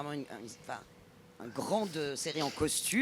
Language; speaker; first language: French; native; French